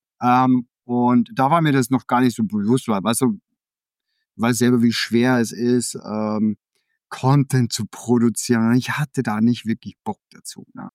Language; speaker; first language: German; early bilingual, other home language; Danish